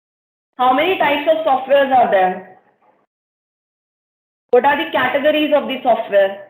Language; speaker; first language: English; non-native, local second language; Hindi